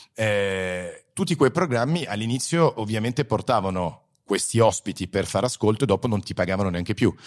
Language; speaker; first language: Italian; early bilingual, heritage; Italian